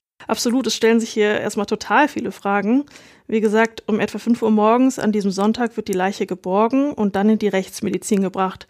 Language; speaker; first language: German; native; German